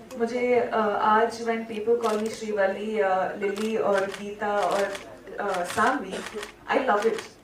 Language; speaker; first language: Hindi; non-native, local second language; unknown